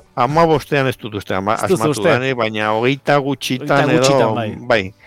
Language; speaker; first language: Basque; native; Basque